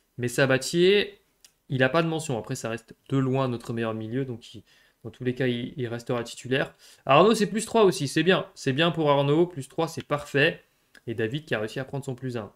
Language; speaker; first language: French; native; French